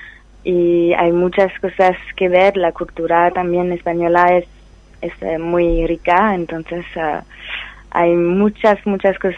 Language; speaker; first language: Spanish; non-native, fluent; French